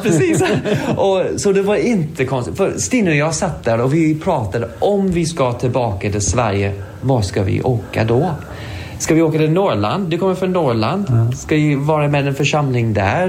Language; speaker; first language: Swedish; non-native, fluent; English